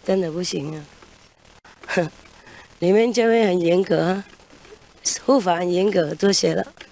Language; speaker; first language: Chinese; non-native, fluent; Vietnamese